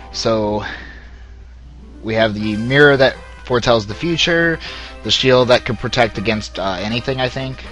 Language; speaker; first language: English; native; English